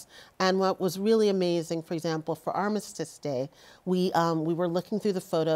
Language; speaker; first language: English; native; English